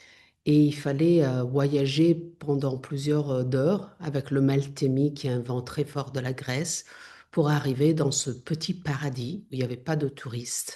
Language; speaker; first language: French; non-native, fluent; Italian